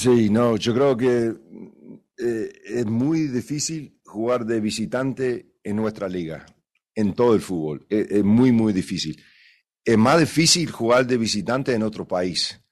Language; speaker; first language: Spanish; early bilingual, other home language; English